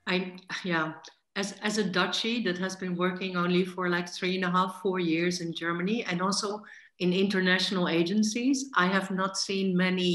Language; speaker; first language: English; non-native, fluent; Dutch